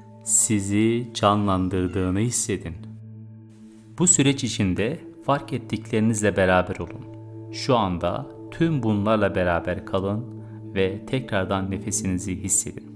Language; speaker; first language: Turkish; native; Turkish